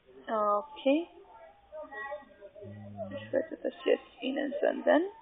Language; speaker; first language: German; non-native, learner; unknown